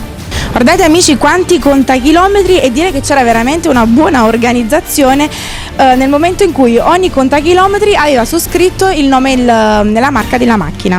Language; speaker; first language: Italian; native; Italian